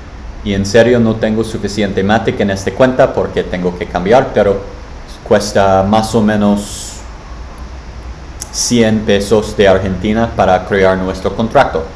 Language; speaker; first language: Spanish; non-native, learner; English